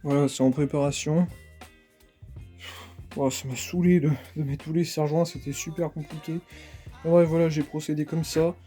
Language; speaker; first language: French; native; French